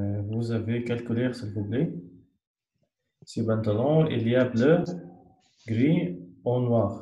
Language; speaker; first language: French; non-native, learner; Arabic